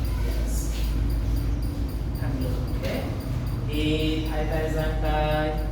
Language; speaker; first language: Vietnamese; non-native, learner; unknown